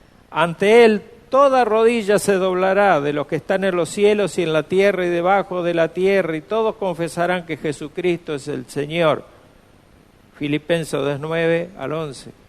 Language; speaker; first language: Spanish; native; Spanish